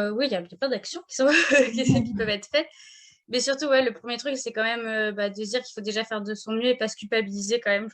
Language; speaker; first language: French; native; French